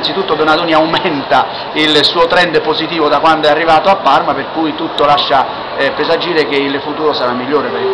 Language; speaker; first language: Italian; native; Italian